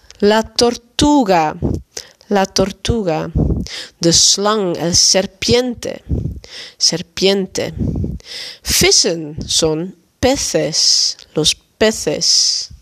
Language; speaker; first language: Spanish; non-native, fluent; Dutch